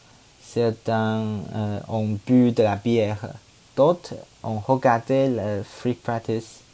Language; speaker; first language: French; non-native, learner; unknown